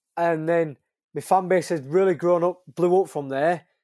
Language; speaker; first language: English; native; English